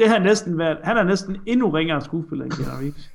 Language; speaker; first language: Danish; native; Danish